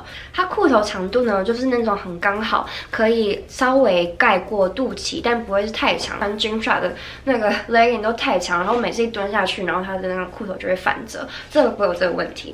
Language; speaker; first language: Chinese; native; Chinese